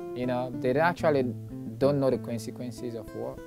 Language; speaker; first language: English; non-native, local second language; Krio